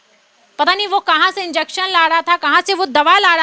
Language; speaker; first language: Hindi; native; Hindi